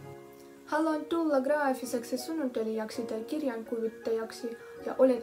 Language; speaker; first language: Finnish; non-native, learner; Russian